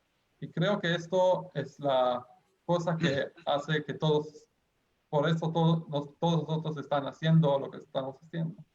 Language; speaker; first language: Spanish; non-native, fluent; Hebrew